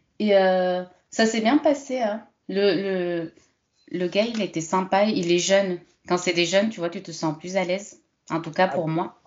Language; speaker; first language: French; early bilingual, other home language; Spanish